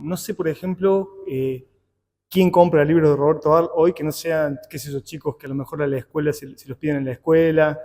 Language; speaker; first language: Spanish; native; Spanish